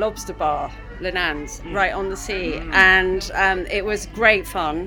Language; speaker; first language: English; native; English